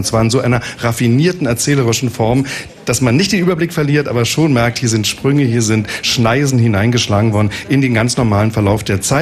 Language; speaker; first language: German; native; German